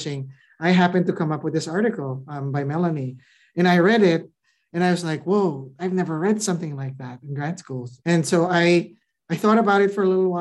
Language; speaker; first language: English; non-native, local second language; Filipino